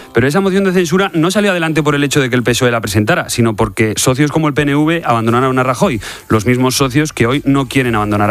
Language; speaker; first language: Spanish; native; Spanish